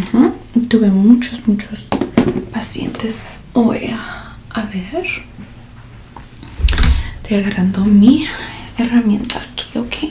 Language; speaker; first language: Spanish; early bilingual, heritage; Spanish